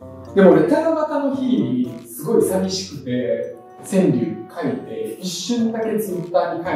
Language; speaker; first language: Japanese; early bilingual, other home language; Russian